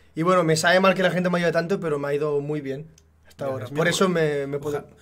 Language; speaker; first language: Spanish; native; Spanish